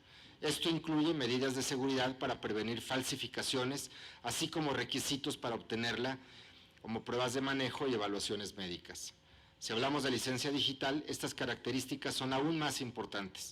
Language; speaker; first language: Spanish; native; Spanish